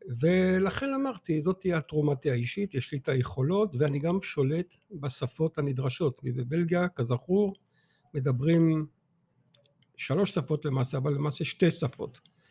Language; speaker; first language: Hebrew; non-native, fluent; French